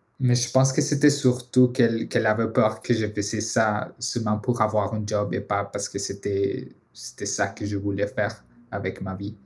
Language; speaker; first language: French; non-native, fluent; Spanish